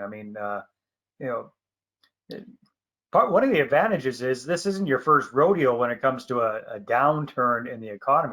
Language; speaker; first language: English; native; English